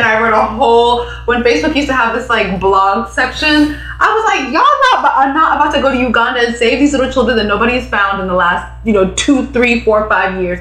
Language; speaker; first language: English; non-native, local second language; Swahili